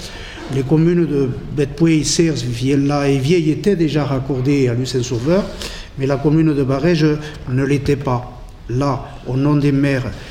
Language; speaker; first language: French; native; French